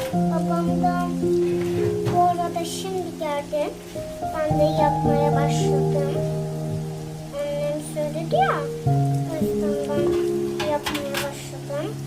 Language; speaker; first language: Turkish; early bilingual, heritage; Turkish